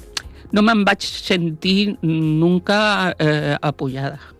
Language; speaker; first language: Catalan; non-native, local second language; Spanish